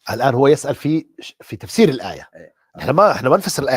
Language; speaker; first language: Arabic; native; Arabic